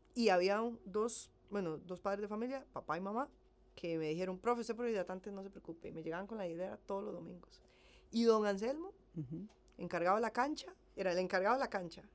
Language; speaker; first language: Spanish; native; Spanish